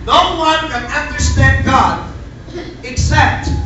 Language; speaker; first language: English; non-native, local second language; Filipino